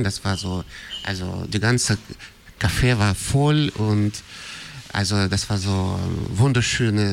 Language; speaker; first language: German; non-native, fluent; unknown